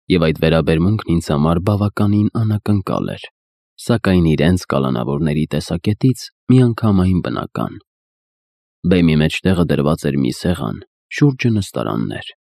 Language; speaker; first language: Armenian; native; Armenian